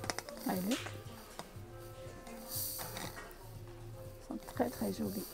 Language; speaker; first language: French; non-native, local second language; Arabic